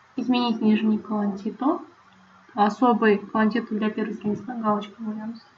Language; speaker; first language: Russian; non-native, local second language; Kazakh